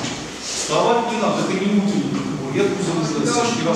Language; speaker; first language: Russian; native; Russian